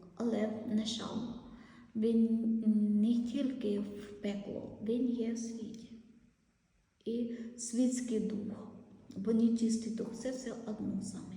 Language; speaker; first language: Ukrainian; non-native, learner; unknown